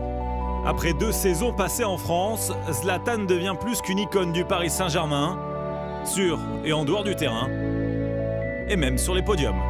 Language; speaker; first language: French; native; French